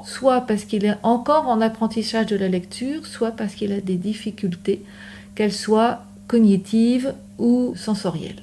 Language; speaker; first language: French; native; French